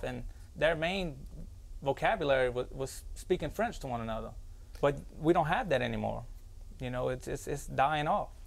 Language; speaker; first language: English; native; English